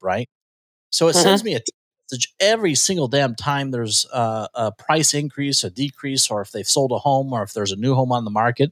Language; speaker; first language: English; native; English